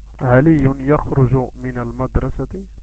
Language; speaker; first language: Arabic; non-native, learner; Dutch